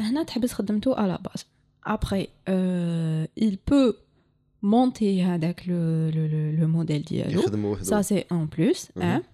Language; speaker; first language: French; non-native, local second language; Arabic